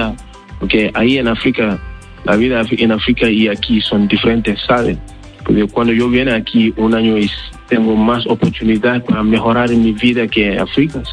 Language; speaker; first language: Spanish; non-native, learner; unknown